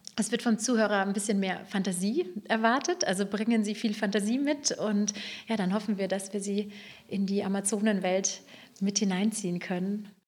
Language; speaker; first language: German; native; German